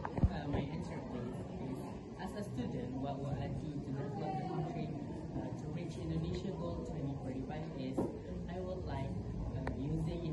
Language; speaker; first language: English; non-native, learner; Indonesian